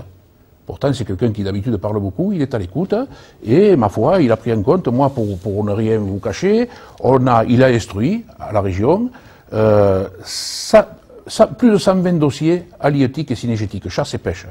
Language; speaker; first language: French; native; French